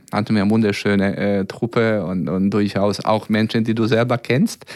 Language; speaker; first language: German; non-native, fluent; Serbian